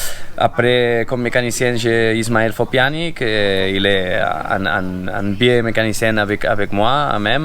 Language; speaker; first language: French; non-native, fluent; Spanish